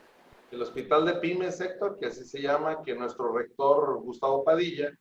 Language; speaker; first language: Spanish; native; Spanish